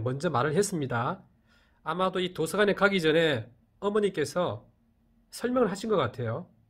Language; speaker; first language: Korean; native; Korean